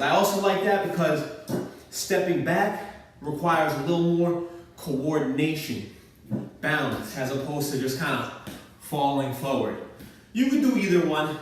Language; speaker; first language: English; native; English